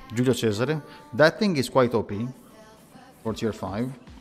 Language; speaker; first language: English; non-native, fluent; Italian